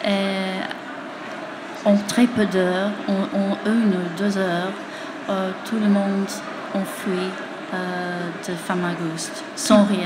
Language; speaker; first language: French; non-native, fluent; English